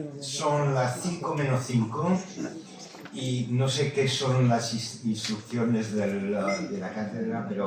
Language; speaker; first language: Spanish; non-native, fluent; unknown